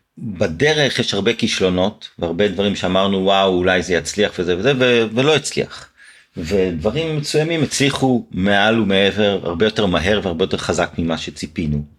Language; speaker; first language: Hebrew; native; Hebrew